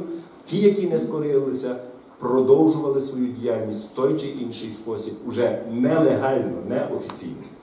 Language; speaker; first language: Ukrainian; native; Ukrainian